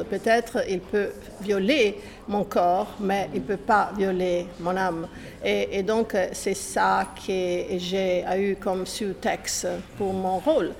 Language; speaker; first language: French; non-native, fluent; Italian